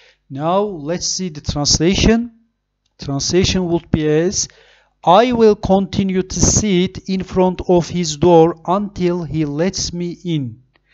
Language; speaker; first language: English; non-native, fluent; Turkish